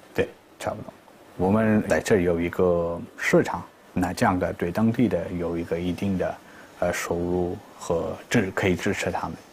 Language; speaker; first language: Chinese; non-native, fluent; Persian